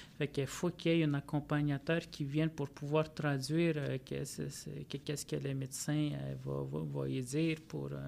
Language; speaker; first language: French; non-native, local second language; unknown